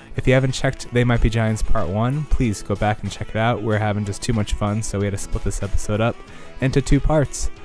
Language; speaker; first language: English; native; English